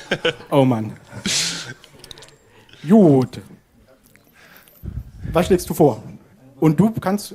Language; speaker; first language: German; native; German